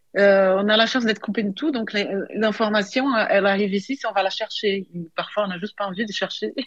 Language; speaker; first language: French; non-native, fluent; Portuguese